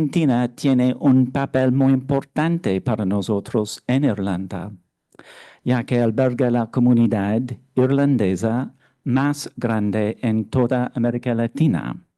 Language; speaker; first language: Spanish; non-native, fluent; English